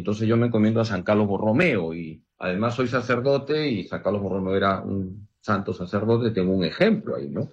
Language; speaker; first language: Spanish; native; Spanish